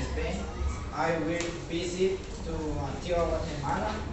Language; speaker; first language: English; non-native, learner; Spanish